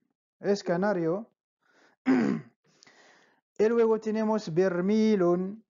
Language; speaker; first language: Spanish; non-native, fluent; Arabic